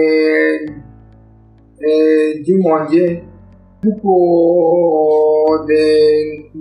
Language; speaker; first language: French; non-native, learner; English